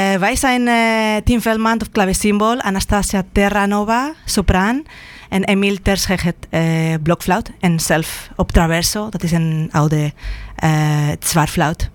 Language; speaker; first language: Dutch; non-native, fluent; Spanish